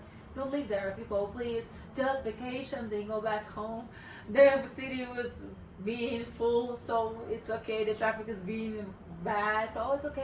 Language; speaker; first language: English; non-native, learner; Portuguese